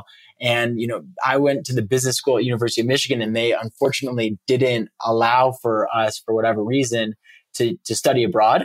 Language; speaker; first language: English; native; English